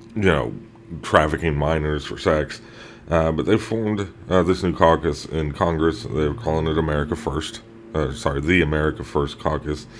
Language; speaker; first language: English; native; English